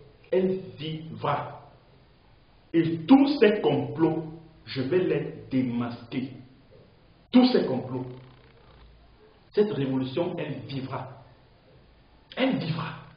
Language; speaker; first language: French; native; French